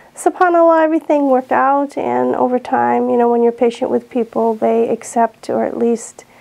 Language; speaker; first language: English; native; English